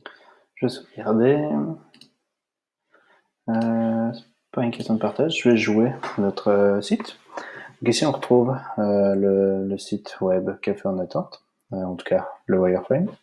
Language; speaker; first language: French; native; French